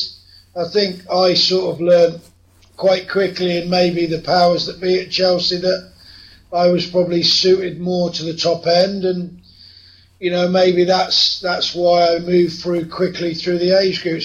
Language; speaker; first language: English; native; English